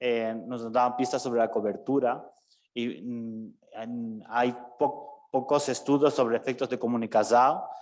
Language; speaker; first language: Spanish; native; Spanish